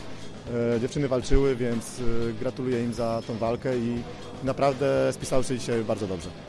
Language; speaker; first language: Polish; native; Polish